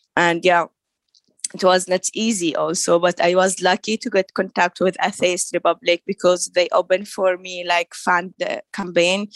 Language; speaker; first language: English; non-native, learner; Arabic